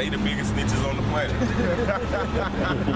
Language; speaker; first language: English; native; English